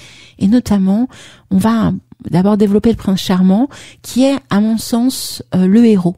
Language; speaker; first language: French; native; French